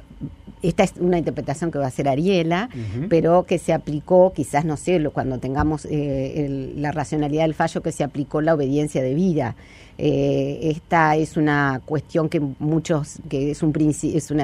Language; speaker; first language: Spanish; native; Spanish